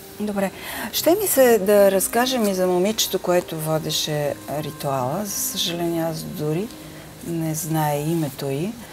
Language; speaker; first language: Bulgarian; native; Bulgarian